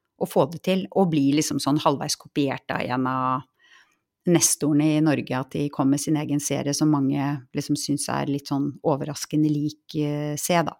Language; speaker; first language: Norwegian; native; Norwegian